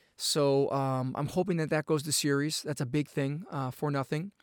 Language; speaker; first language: English; native; English